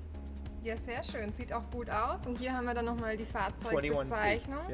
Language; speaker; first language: German; native; German